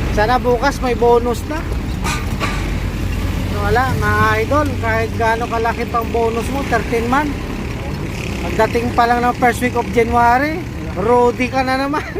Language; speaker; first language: Filipino; native; Filipino